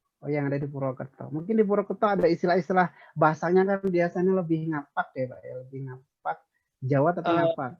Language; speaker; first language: Indonesian; native; Indonesian